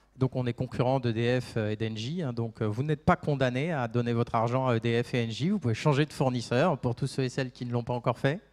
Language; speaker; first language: French; native; French